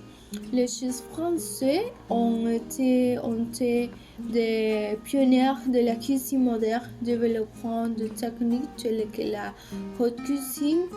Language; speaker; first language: French; non-native, learner; Spanish